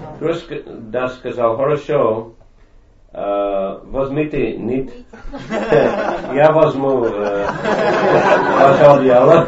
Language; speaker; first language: Russian; non-native, fluent; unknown